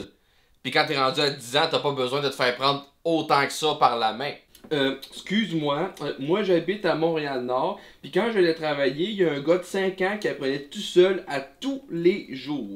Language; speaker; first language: French; native; French